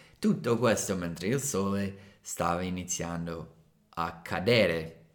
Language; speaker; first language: Italian; non-native, fluent; English